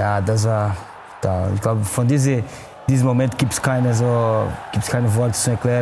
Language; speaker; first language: German; non-native, fluent; Portuguese